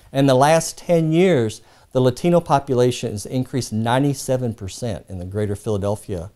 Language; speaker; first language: English; non-native, fluent; Spanish